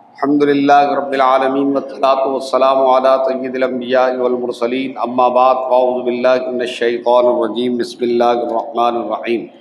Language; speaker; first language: Urdu; native; Urdu